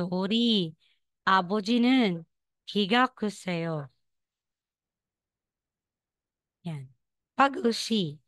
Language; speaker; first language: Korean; non-native, fluent; Filipino